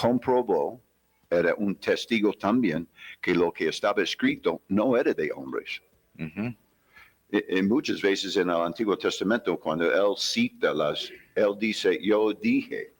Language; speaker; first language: Spanish; non-native, fluent; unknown